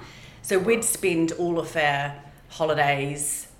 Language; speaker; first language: English; native; English